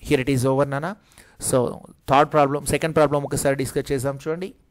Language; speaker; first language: English; non-native, local second language; Telugu